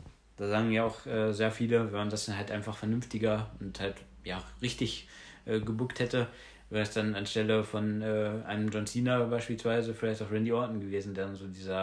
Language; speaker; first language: German; native; German